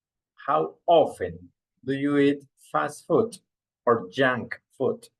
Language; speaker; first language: English; non-native, fluent; Spanish